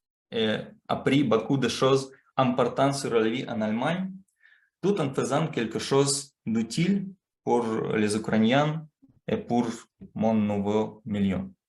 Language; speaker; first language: French; non-native, fluent; Russian